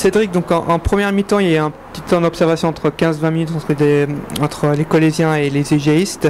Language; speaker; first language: French; native; French